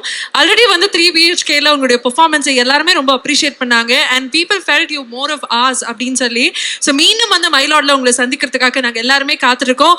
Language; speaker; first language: Tamil; native; Tamil